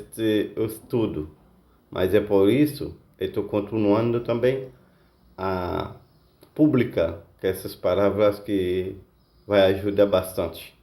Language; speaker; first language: Portuguese; non-native, learner; Haitian Creole